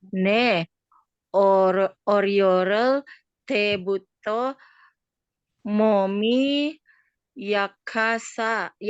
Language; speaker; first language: Korean; non-native, learner; Indonesian